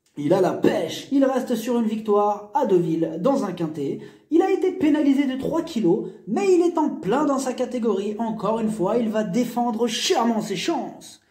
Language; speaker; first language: French; native; French